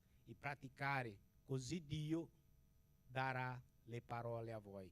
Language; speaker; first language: Italian; non-native, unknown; Portuguese